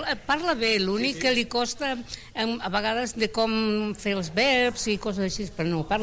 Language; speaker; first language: Catalan; non-native, fluent; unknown